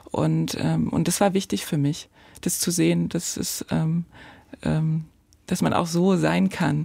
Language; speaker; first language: German; native; German